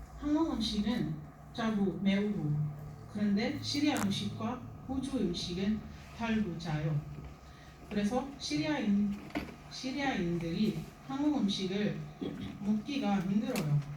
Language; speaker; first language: Korean; non-native, learner; Arabic